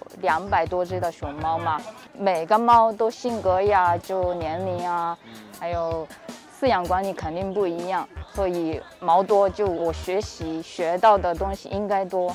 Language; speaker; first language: Chinese; non-native, fluent; Japanese